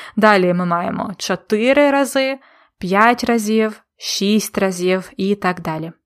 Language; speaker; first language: Ukrainian; native; Ukrainian